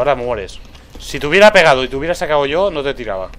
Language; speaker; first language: Spanish; native; Spanish